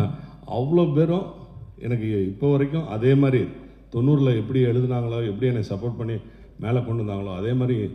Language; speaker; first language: Tamil; native; Tamil